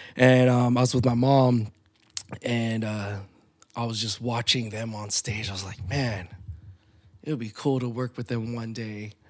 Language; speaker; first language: English; early bilingual, other home language; Filipino